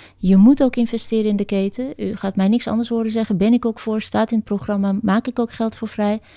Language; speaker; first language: Dutch; early bilingual, other home language; Turkish